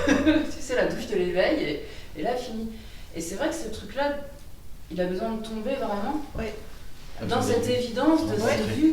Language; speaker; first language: French; native; French